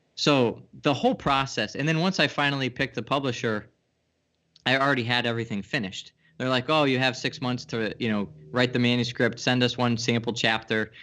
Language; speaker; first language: English; native; English